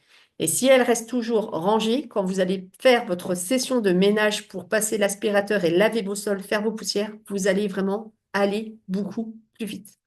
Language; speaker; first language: French; native; French